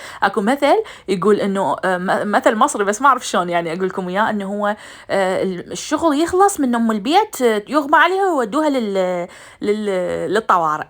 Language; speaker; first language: Arabic; native; Arabic